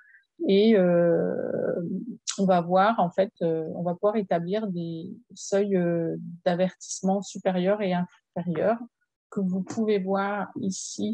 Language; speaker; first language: French; native; French